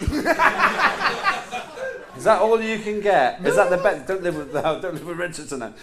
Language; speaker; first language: English; non-native, local second language; Estonian